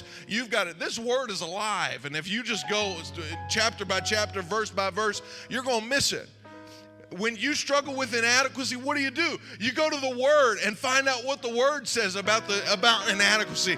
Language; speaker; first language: English; native; English